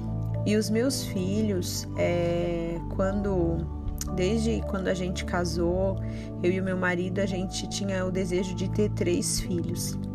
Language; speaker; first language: Portuguese; native; Portuguese